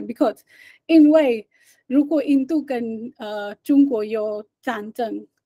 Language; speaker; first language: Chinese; non-native, fluent; Hindi